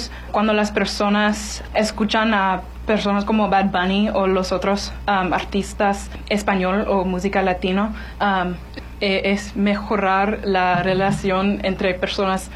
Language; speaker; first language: Spanish; non-native, learner; English